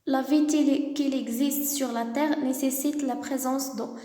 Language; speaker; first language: French; non-native, local second language; Arabic